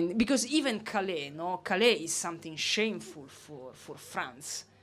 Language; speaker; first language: English; non-native, fluent; Italian